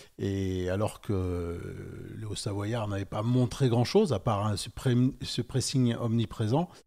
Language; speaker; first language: French; native; French